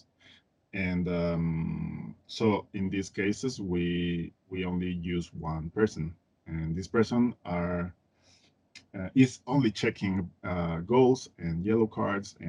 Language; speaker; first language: English; non-native, fluent; Spanish